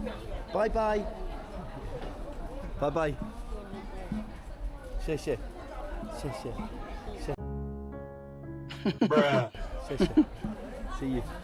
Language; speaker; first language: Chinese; non-native, learner; English